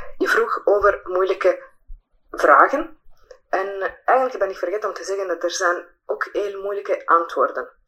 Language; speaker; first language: Dutch; non-native, fluent; Italian